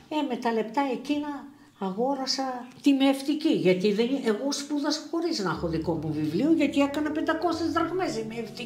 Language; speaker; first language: Greek; early bilingual, other home language; Russian